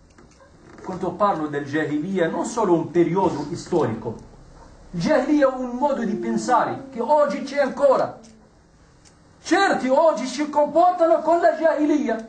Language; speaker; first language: Italian; non-native, fluent; Arabic